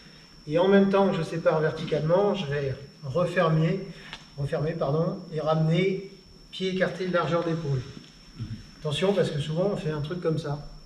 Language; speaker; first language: French; native; French